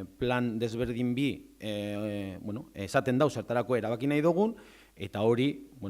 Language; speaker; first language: Basque; native; Basque